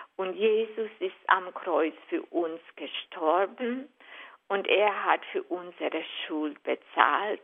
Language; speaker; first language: German; non-native, fluent; Hungarian